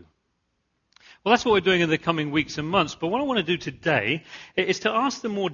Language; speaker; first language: English; native; English